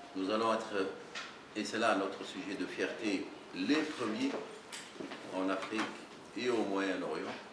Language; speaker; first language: French; non-native, local second language; Arabic